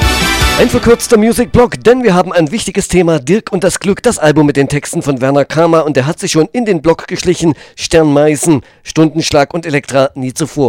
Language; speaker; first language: German; native; German